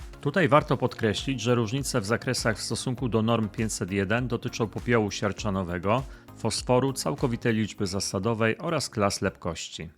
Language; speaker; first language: Polish; native; Polish